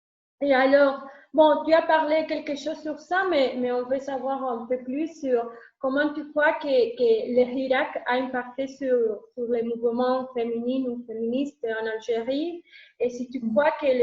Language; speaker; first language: French; non-native, learner; Spanish